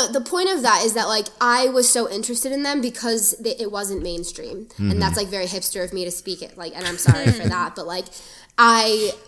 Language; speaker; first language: English; native; English